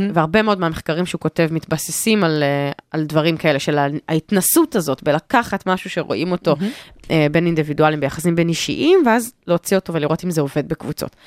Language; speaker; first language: Hebrew; native; Hebrew